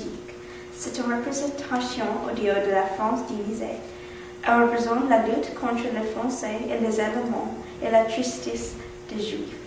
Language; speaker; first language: French; non-native, learner; English